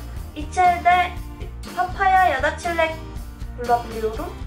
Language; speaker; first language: Turkish; non-native, fluent; Korean